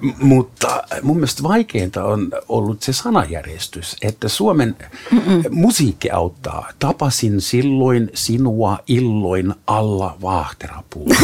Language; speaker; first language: Finnish; non-native, fluent; German